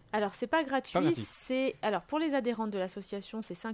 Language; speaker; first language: French; native; French